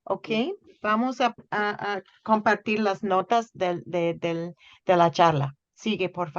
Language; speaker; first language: Spanish; non-native, fluent; English